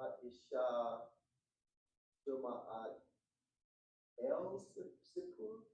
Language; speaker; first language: Hebrew; non-native, learner; English